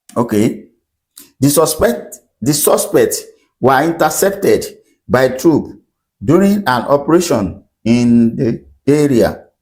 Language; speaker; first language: English; non-native, local second language; Yoruba